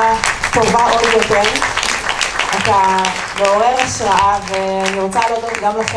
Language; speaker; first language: Hebrew; native; Hebrew